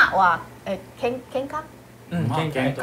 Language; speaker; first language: Japanese; non-native, learner; Chinese